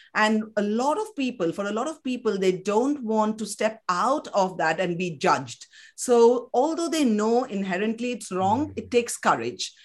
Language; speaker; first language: English; non-native, local second language; Kannada